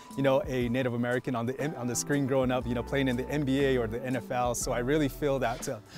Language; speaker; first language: English; native; English